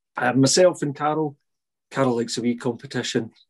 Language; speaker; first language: English; native; English